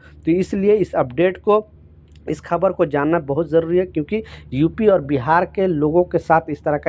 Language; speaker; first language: Hindi; native; Hindi